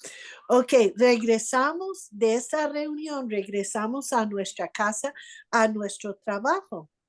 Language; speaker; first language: Spanish; non-native, fluent; English